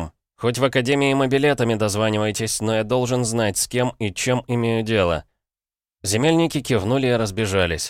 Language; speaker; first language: Russian; native; Russian